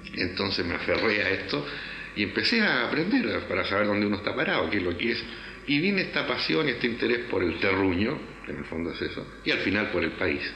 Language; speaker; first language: Spanish; native; Spanish